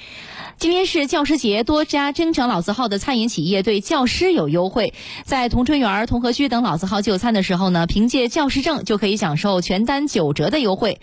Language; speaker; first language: Chinese; native; Chinese